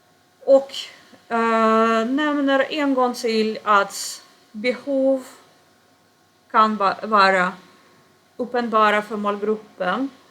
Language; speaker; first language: Swedish; non-native, fluent; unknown